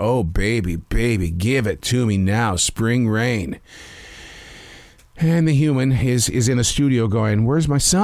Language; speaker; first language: English; native; English